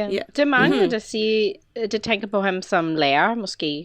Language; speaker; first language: Danish; non-native, fluent; English